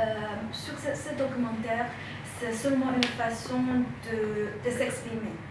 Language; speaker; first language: French; non-native, fluent; Chinese